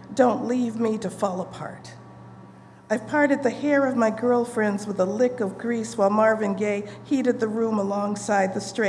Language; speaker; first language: English; native; English